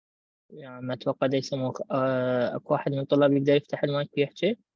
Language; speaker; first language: Arabic; native; Arabic